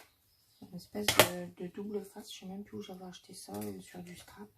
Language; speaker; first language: French; native; French